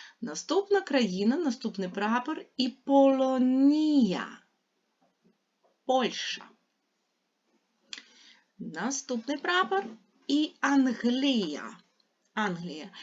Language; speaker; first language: Ukrainian; native; Ukrainian